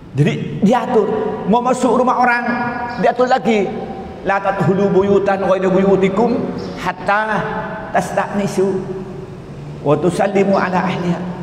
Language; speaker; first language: Indonesian; non-native, local second language; Madurese